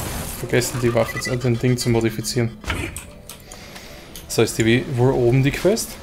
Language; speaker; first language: German; native; German